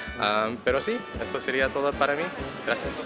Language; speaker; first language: Spanish; non-native, learner; English